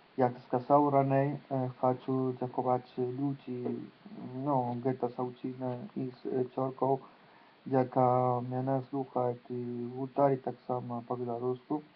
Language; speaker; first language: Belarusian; non-native, learner; Spanish